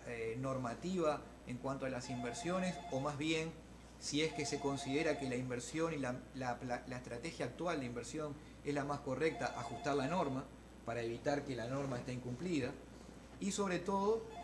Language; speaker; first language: Spanish; native; Spanish